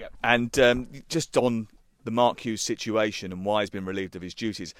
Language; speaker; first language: English; native; English